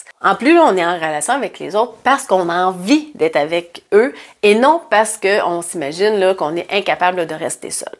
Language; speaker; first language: French; native; French